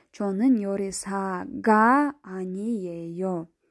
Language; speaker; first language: Korean; non-native, fluent; Kyrgyz